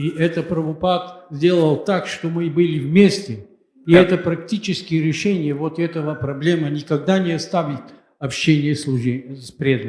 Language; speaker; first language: Russian; non-native, learner; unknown